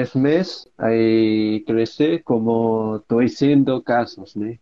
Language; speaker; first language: Portuguese; non-native, learner; Cantonese